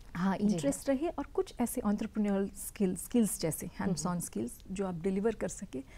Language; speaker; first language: Hindi; native; Hindi